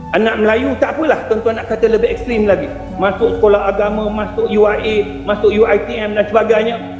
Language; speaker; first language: Malay; native; Malay